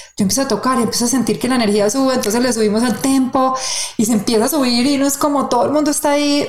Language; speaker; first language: Spanish; native; Spanish